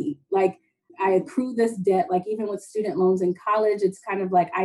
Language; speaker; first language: English; native; English